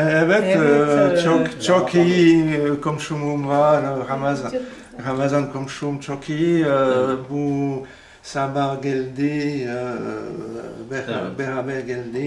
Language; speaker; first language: Turkish; non-native, learner; French